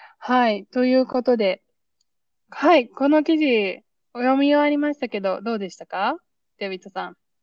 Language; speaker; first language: Japanese; native; Japanese